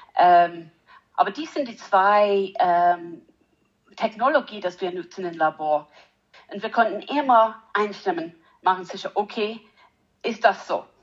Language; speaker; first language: German; non-native, learner; English